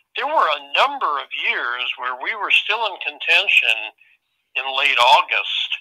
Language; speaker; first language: English; native; English